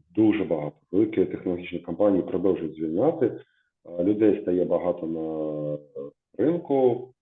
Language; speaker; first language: Ukrainian; native; Ukrainian